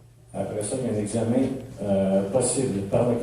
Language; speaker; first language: French; native; French